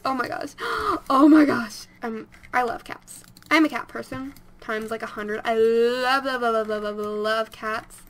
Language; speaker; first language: English; native; English